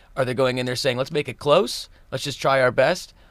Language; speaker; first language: English; native; English